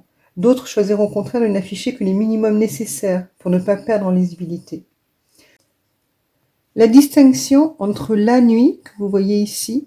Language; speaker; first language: French; native; French